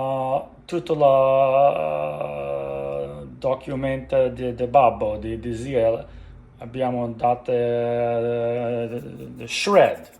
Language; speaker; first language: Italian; non-native, learner; English